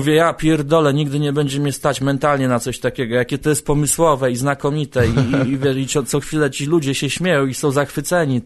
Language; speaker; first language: Polish; native; Polish